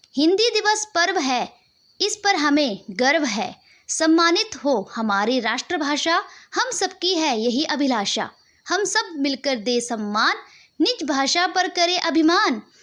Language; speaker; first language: Hindi; native; Hindi